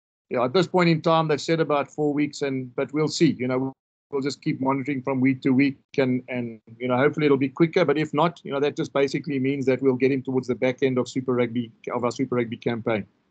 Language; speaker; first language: English; non-native, local second language; Afrikaans